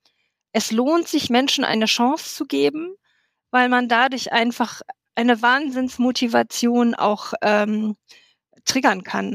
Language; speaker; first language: German; native; German